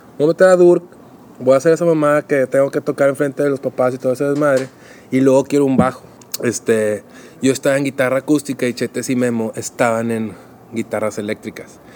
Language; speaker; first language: Spanish; native; Spanish